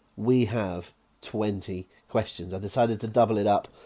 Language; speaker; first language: English; native; English